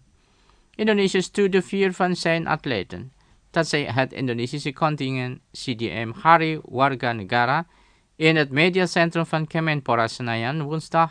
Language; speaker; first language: Dutch; non-native, fluent; Indonesian